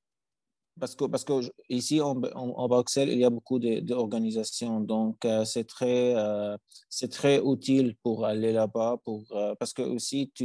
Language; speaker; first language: French; non-native, learner; Arabic